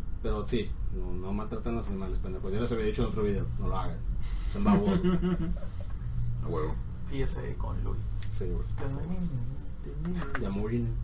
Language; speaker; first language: Spanish; native; Spanish